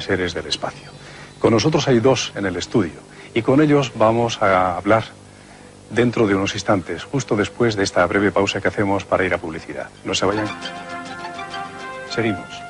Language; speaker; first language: Spanish; native; Spanish